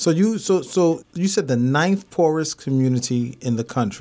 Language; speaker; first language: English; native; English